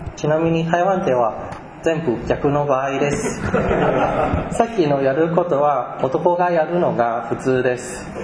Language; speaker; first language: Japanese; non-native, fluent; Chinese